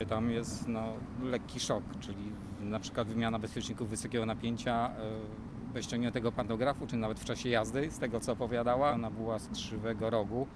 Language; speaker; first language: Polish; native; Polish